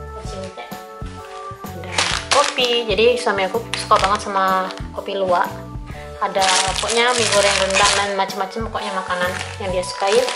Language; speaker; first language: Indonesian; native; Indonesian